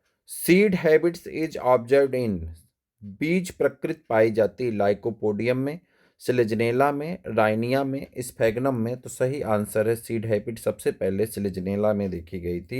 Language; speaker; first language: Hindi; native; Hindi